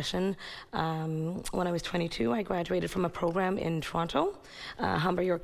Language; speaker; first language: English; native; English